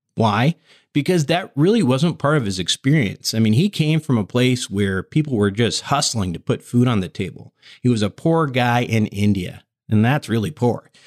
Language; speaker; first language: English; native; English